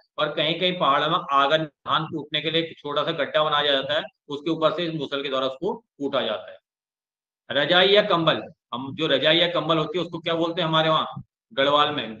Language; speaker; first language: Hindi; native; Hindi